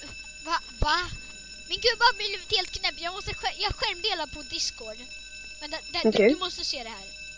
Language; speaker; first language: Swedish; native; Swedish